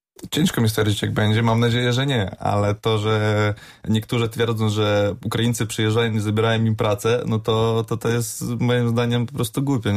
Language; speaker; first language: Polish; non-native, fluent; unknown